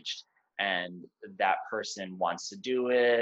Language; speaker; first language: English; native; English